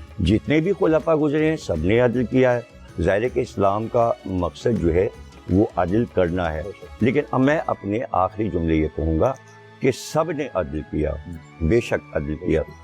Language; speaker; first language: Urdu; native; Urdu